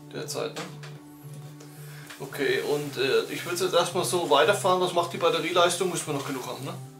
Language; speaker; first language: German; native; German